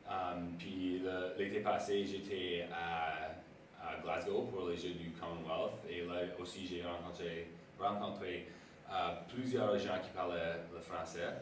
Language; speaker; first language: French; non-native, local second language; English